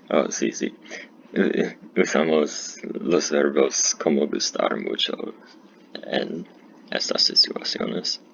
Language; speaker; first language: Spanish; non-native, learner; English